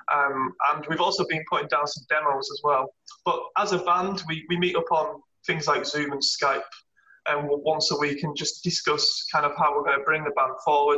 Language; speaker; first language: English; native; English